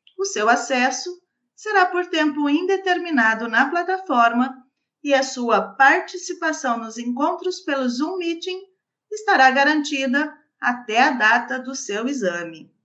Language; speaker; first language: Portuguese; native; Portuguese